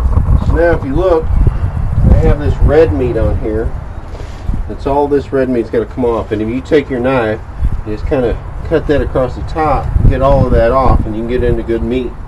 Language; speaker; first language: English; native; English